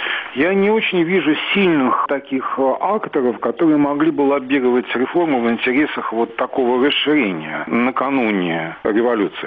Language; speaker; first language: Russian; native; Russian